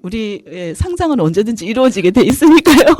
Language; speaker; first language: Korean; native; Korean